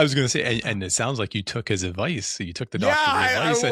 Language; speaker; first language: English; native; English